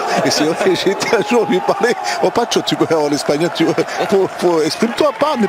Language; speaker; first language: French; native; French